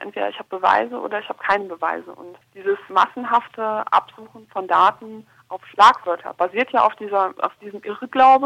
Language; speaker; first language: German; native; German